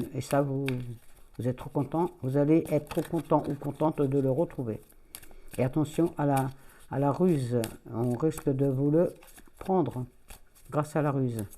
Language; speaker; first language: French; native; French